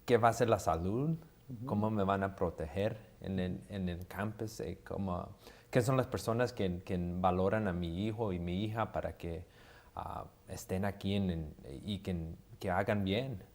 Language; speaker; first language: Spanish; early bilingual, heritage; Spanish